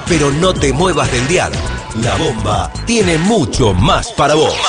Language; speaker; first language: Spanish; native; Spanish